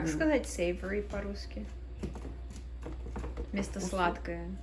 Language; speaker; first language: Russian; early bilingual, other home language; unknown